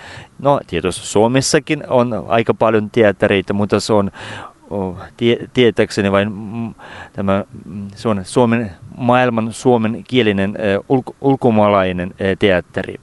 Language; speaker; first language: Finnish; non-native, fluent; Russian